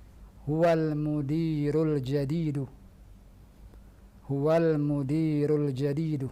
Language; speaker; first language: Arabic; non-native, fluent; Indonesian